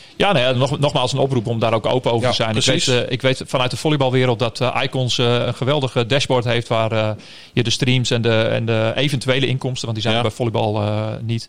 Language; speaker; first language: Dutch; native; Dutch